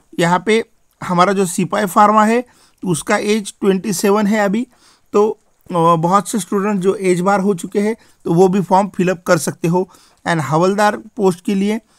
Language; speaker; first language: Hindi; non-native, local second language; Marathi